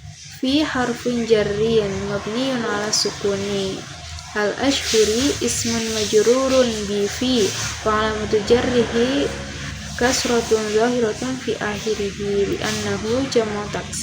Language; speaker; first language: Arabic; non-native, learner; Indonesian